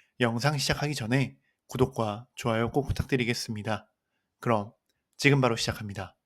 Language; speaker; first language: Korean; native; Korean